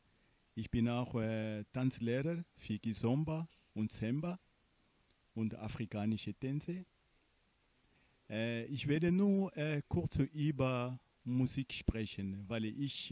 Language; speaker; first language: German; non-native, fluent; Portuguese